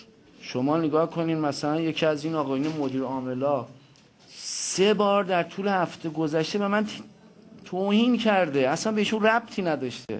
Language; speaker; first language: Persian; native; Persian